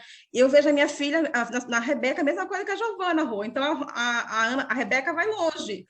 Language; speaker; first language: Portuguese; native; Portuguese